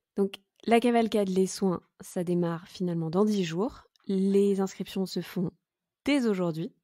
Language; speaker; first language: French; native; French